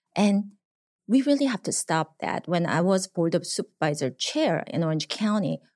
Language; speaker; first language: English; non-native, fluent; Korean